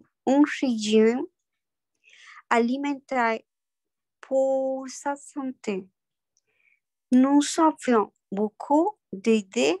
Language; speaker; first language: French; non-native, learner; Spanish